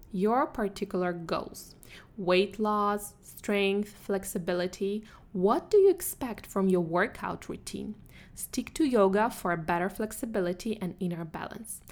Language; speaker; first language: English; non-native, fluent; Russian